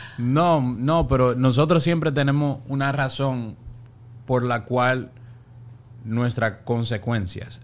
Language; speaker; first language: Spanish; native; Spanish